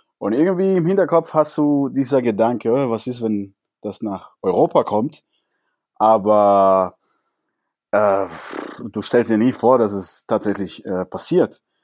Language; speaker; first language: German; non-native, fluent; Spanish